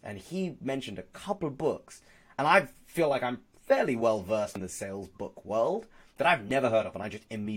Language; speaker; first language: English; native; English